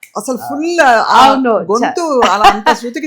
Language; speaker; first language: Telugu; native; Telugu